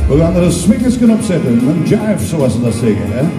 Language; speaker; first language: Dutch; native; Dutch